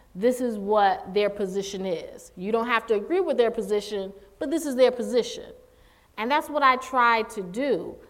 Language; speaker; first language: English; native; English